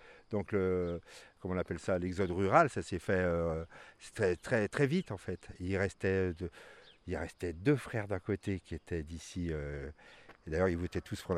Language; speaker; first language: French; native; French